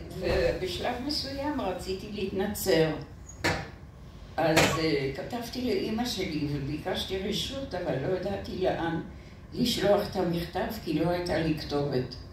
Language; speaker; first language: Hebrew; non-native, fluent; French